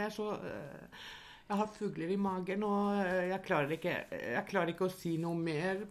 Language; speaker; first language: Norwegian; non-native, fluent; Albanian